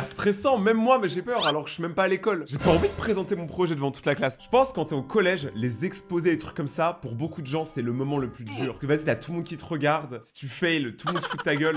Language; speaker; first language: French; native; French